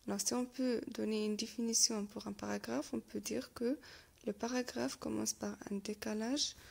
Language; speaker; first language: French; non-native, local second language; Arabic